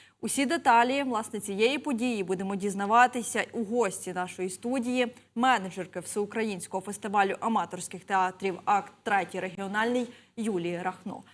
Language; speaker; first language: Ukrainian; native; Ukrainian